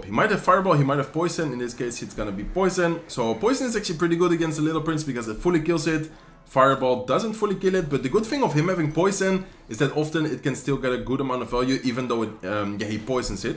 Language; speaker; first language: English; non-native, fluent; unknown